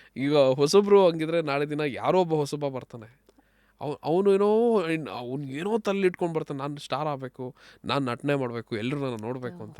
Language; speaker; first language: Kannada; native; Kannada